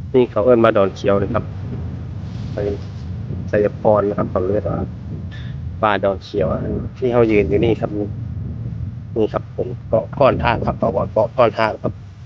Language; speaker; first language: Thai; native; Thai